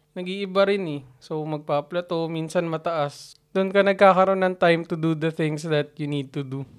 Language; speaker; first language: Filipino; native; Filipino